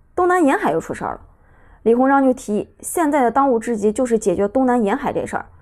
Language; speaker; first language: Chinese; native; Chinese